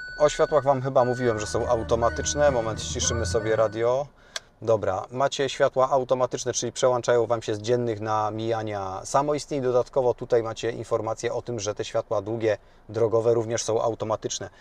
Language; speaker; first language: Polish; native; Polish